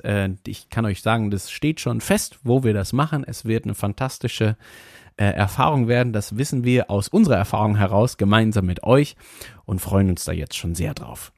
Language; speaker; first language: German; native; German